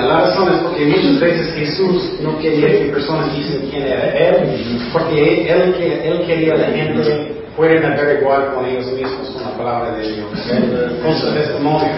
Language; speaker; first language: Spanish; non-native, fluent; English